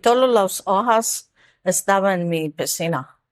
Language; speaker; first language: Spanish; non-native, learner; English